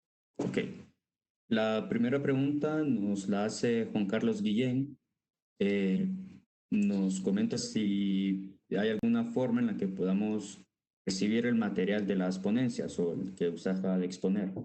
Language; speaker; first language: Spanish; native; Spanish